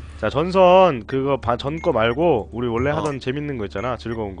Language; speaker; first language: Korean; native; Korean